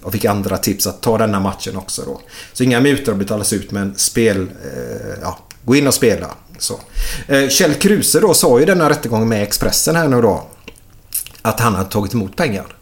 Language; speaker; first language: Swedish; native; Swedish